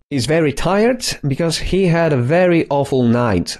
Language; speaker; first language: English; non-native, fluent; Polish